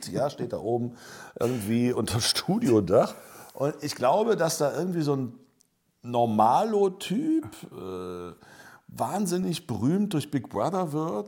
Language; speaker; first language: German; native; German